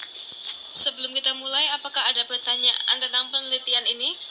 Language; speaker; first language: Indonesian; native; Indonesian